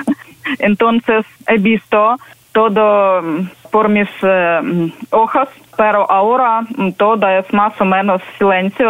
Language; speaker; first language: Spanish; non-native, learner; Ukrainian